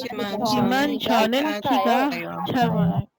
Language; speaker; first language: Korean; non-native, learner; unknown